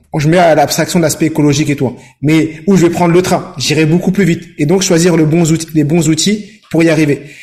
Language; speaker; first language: French; native; French